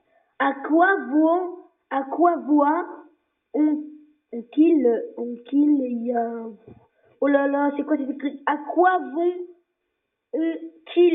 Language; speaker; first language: French; native; French